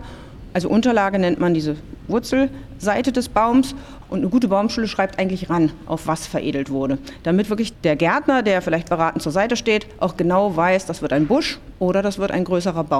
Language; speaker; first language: German; native; German